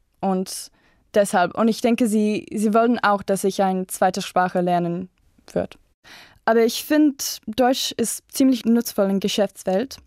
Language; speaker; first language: German; non-native, fluent; English